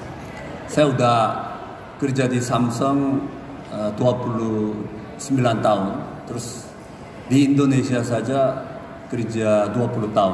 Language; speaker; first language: Indonesian; non-native, fluent; Korean